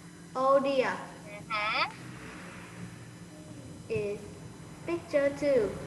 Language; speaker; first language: English; non-native, learner; Vietnamese